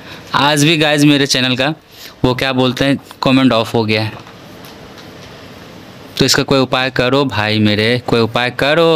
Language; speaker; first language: Hindi; native; Hindi